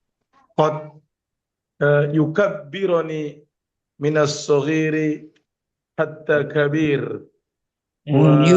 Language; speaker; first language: Arabic; non-native, learner; Indonesian